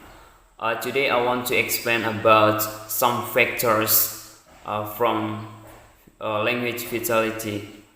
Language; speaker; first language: English; non-native, learner; Indonesian